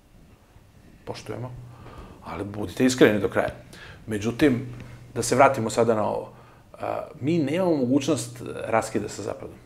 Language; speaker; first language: Serbian; native; Serbian